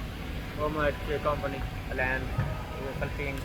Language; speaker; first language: English; non-native, learner; Hindi